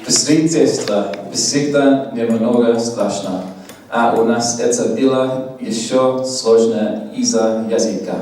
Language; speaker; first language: Russian; non-native, learner; English